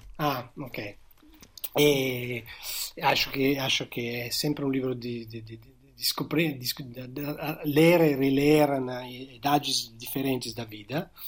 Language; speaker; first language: Portuguese; non-native, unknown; Italian